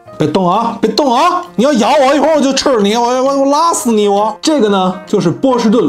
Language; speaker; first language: Chinese; native; Chinese